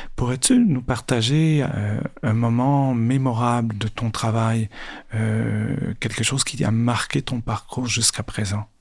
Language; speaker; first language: French; non-native, fluent; Spanish